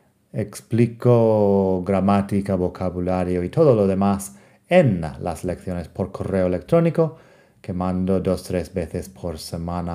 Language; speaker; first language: Spanish; non-native, fluent; English